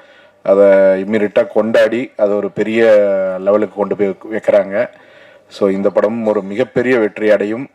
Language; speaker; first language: Tamil; native; Tamil